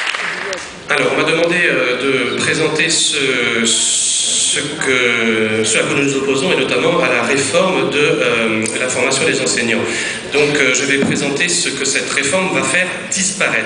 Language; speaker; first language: French; native; French